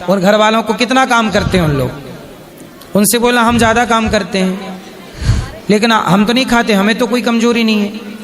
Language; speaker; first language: Hindi; native; Hindi